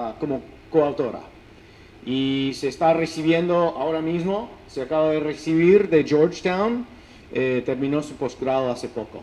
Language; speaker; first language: Spanish; non-native, fluent; English